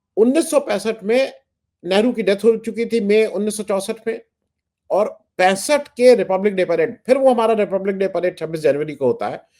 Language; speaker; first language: Hindi; native; Hindi